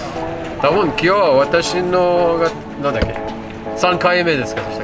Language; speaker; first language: Japanese; non-native, learner; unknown